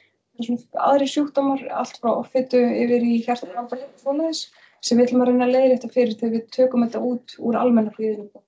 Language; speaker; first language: Icelandic; native; Icelandic